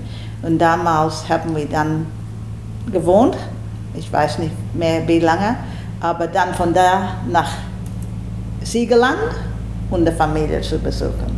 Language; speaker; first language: German; non-native, learner; English